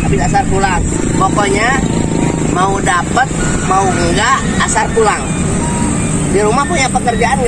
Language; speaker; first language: Indonesian; non-native, local second language; Sundanese